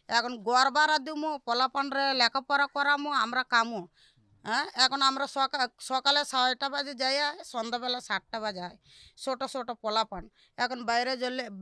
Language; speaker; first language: Bangla; non-native, local second language; Telugu